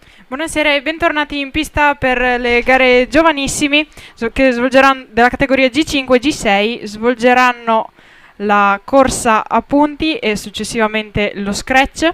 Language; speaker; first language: Italian; native; Italian